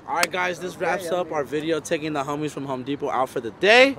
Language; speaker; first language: English; early bilingual, other home language; Spanish